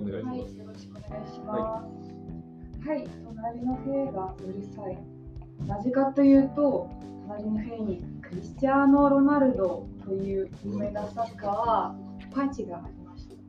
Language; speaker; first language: Japanese; non-native, learner; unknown